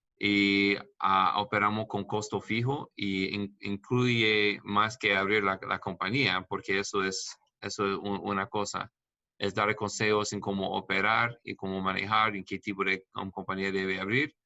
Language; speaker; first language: Spanish; non-native, learner; English